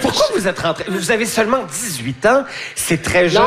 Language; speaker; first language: French; native; French